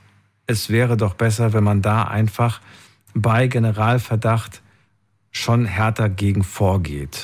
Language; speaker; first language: German; native; German